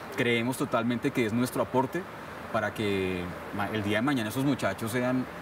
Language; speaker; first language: Spanish; native; Spanish